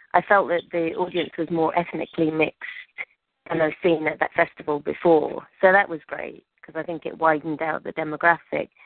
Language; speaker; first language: English; native; English